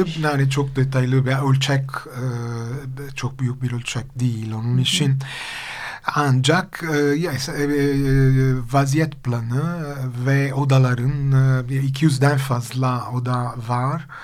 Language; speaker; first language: Turkish; non-native, fluent; Italian